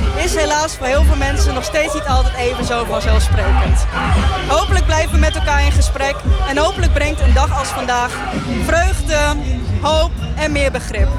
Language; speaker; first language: Dutch; native; Dutch